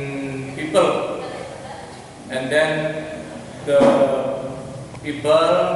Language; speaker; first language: English; non-native, learner; Indonesian